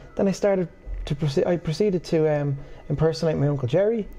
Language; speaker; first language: English; native; English